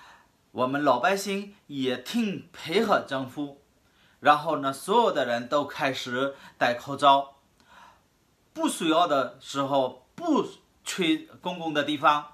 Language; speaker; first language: Chinese; non-native, fluent; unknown